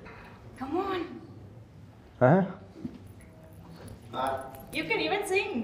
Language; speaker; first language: Telugu; native; Telugu